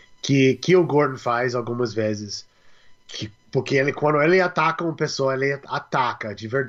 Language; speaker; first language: Portuguese; non-native, learner; English